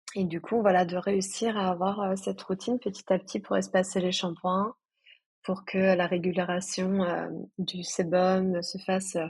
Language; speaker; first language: French; native; French